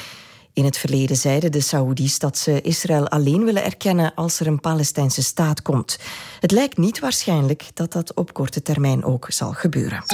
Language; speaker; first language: Dutch; native; Dutch